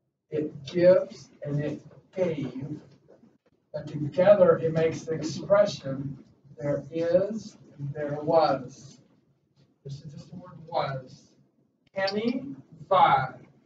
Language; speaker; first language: English; native; English